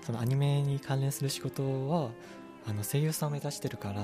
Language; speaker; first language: Japanese; non-native, learner; Chinese